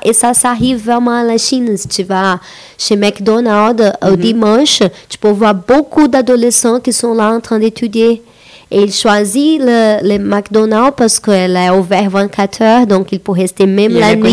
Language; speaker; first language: French; non-native, fluent; Portuguese